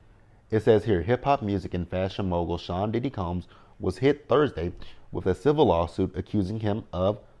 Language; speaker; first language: English; native; English